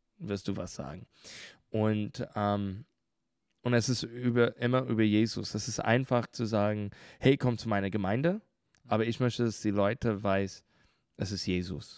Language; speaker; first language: German; non-native, learner; English